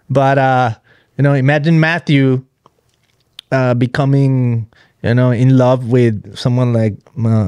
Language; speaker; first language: English; non-native, fluent; Spanish